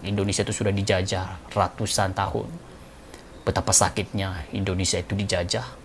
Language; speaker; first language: Malay; native; Malay